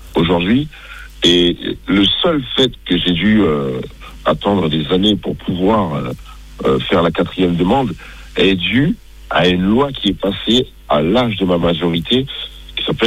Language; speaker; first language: French; early bilingual, other home language; Bambara